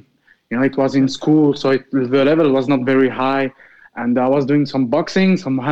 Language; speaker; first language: English; non-native, fluent; Arabic